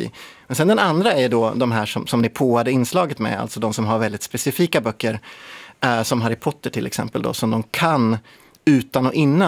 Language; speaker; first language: Swedish; native; Swedish